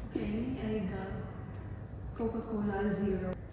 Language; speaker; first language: English; non-native, local second language; Filipino